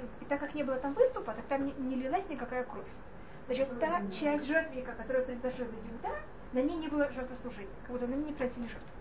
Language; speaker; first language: Russian; non-native, fluent; Hebrew